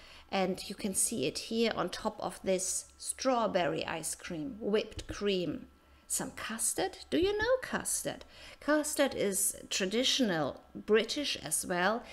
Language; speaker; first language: English; non-native, fluent; German